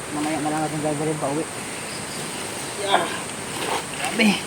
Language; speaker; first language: Filipino; non-native, local second language; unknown